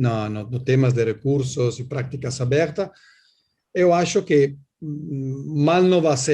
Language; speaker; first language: Portuguese; non-native, learner; Italian